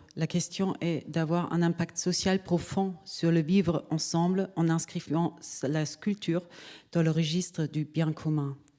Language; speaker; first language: French; native; French